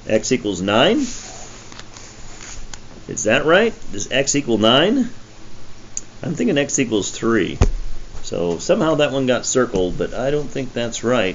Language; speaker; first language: English; native; English